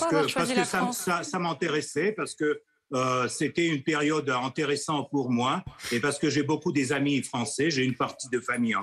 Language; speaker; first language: French; non-native, fluent; Russian